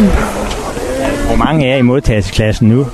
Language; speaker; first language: Danish; native; Danish